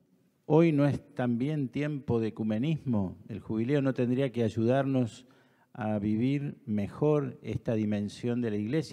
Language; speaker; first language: Spanish; native; Spanish